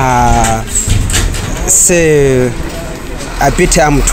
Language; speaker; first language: French; non-native, learner; Rundi